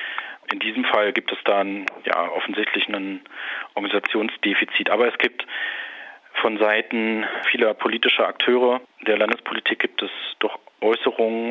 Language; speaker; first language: German; native; German